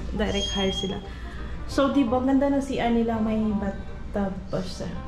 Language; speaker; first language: Filipino; non-native, local second language; Iloko